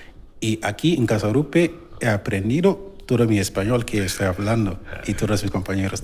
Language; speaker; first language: Spanish; non-native, learner; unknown